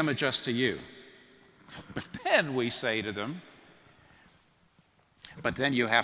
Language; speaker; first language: English; native; English